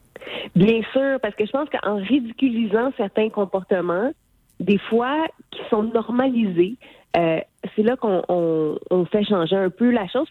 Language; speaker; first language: French; native; French